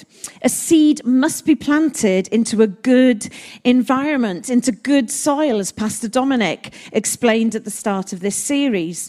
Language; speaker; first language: English; native; English